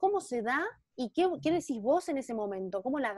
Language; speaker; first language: Spanish; native; Spanish